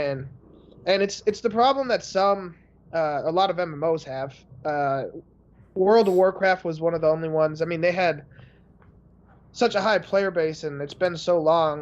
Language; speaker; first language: English; native; English